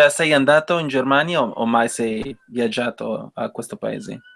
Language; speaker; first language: Italian; non-native, learner; Spanish